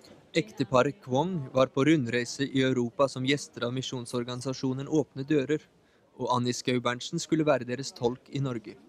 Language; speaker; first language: Norwegian; native; Norwegian